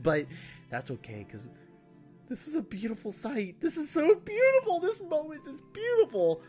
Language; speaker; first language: English; native; English